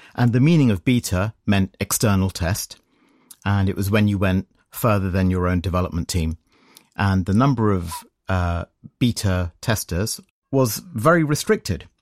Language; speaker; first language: English; native; English